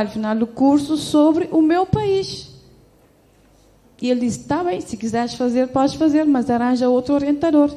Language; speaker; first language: Portuguese; non-native, local second language; Kabuverdianu